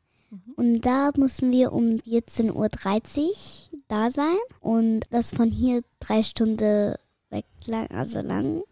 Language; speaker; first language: German; early bilingual, other home language; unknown